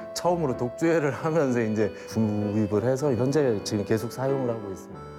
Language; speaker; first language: Korean; native; Korean